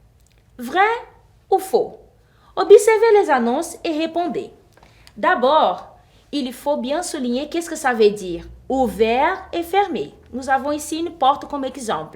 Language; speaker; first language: French; non-native, fluent; Portuguese